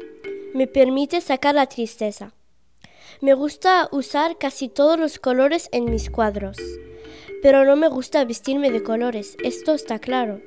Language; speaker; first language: Spanish; non-native, local second language; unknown